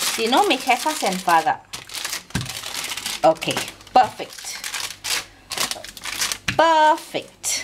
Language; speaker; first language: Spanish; non-native, fluent; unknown